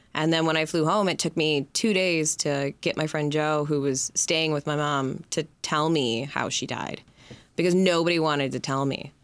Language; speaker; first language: English; native; English